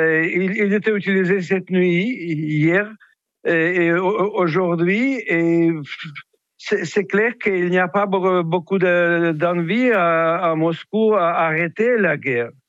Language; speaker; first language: French; non-native, fluent; Russian